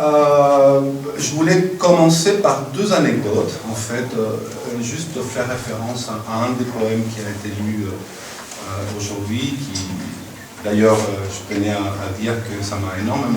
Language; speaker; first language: French; non-native, fluent; Spanish